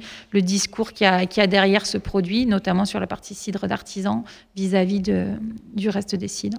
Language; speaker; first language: French; native; French